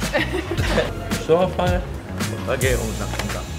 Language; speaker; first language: German; non-native, learner; Italian